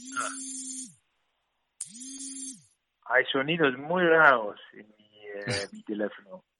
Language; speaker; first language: Spanish; non-native, learner; Dutch